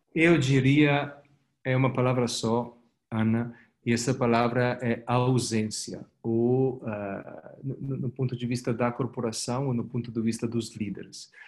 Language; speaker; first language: Portuguese; non-native, fluent; Italian